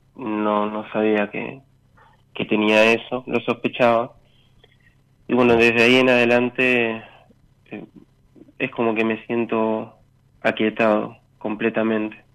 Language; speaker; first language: Spanish; native; Spanish